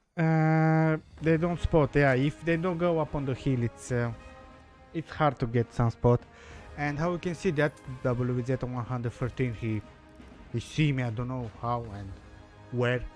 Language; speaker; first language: English; non-native, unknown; Romanian